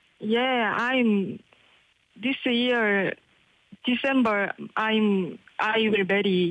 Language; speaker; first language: English; non-native, learner; Korean